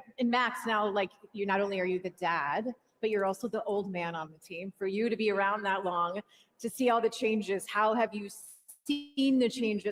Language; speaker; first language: English; native; English